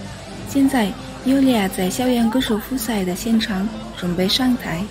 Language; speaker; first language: Chinese; non-native, fluent; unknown